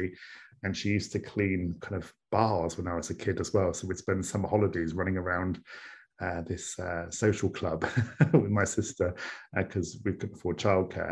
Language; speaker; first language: English; native; English